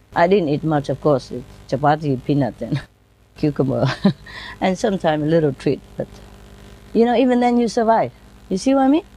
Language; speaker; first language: English; non-native, fluent; Vietnamese